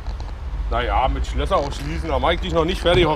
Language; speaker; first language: German; native; German